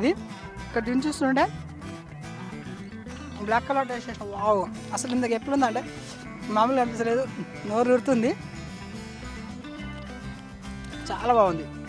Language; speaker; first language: Telugu; native; Telugu